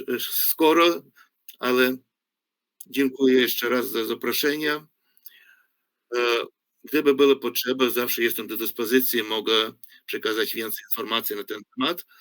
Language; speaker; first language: Polish; non-native, fluent; Ukrainian